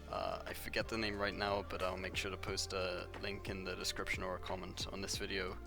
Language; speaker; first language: English; native; English